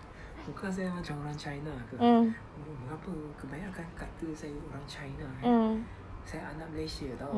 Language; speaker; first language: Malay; non-native, local second language; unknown